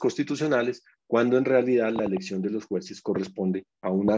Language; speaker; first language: Spanish; native; Spanish